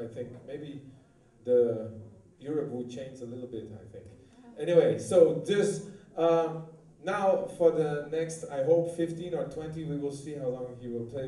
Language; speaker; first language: English; non-native, fluent; Dutch